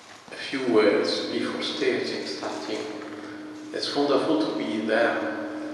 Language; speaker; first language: English; non-native, fluent; French